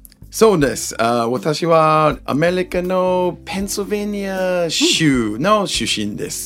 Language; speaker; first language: Japanese; non-native, learner; English